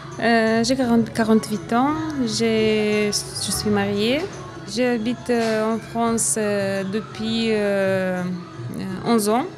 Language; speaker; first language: French; non-native, learner; Avaric